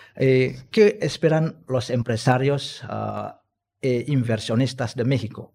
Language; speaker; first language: Spanish; non-native, fluent; Indonesian